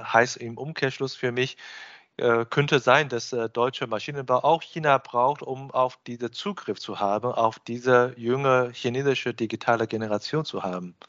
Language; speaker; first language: German; non-native, fluent; Chinese